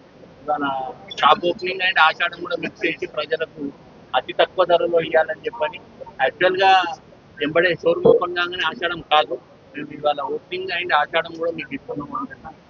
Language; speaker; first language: Telugu; native; Telugu